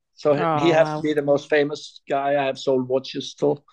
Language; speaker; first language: English; non-native, learner; Norwegian